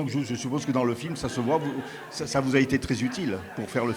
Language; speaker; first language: French; native; French